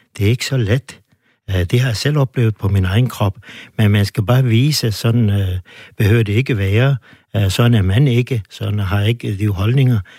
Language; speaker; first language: Danish; non-native, fluent; Turkish